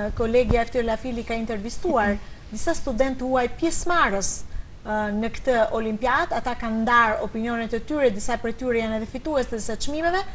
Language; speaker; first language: Albanian; native; Albanian